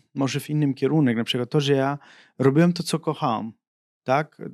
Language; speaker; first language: Polish; non-native, fluent; Italian